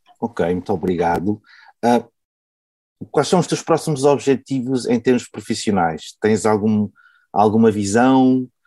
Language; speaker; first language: Portuguese; native; Portuguese